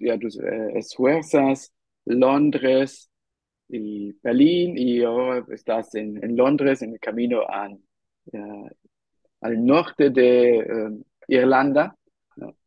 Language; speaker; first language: Spanish; non-native, fluent; German